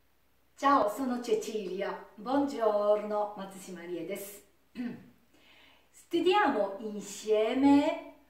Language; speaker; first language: Italian; non-native, learner; Japanese